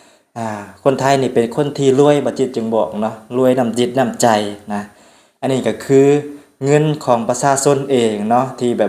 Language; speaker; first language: Thai; non-native, local second language; Northeastern Thai